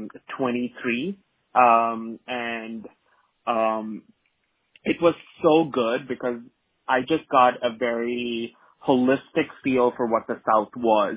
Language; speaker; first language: English; non-native, local second language; Malayalam